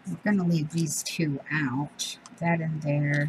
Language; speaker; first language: English; native; English